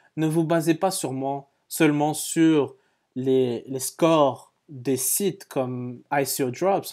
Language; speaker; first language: French; native; French